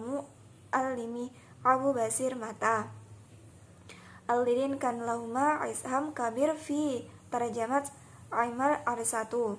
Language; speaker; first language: Arabic; non-native, learner; Indonesian